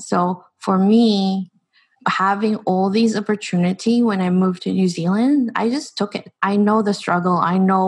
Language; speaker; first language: English; non-native, local second language; Filipino